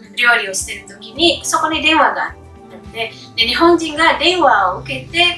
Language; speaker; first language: Japanese; non-native, fluent; Indonesian